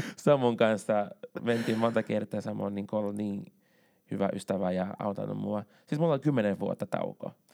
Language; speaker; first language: Finnish; non-native, fluent; Portuguese